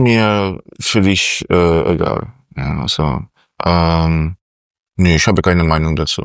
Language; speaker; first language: German; non-native, fluent; Polish